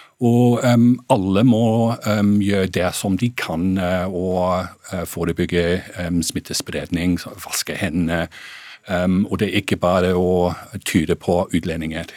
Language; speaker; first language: Norwegian; non-native, fluent; English